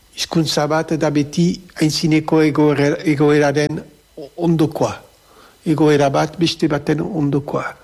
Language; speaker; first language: Basque; native; Basque